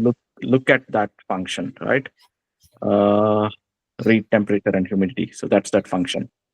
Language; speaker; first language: English; non-native, fluent; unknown